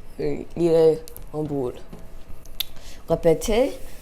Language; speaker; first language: French; non-native, learner; English